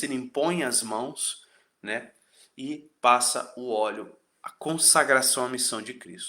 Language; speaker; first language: Portuguese; native; Portuguese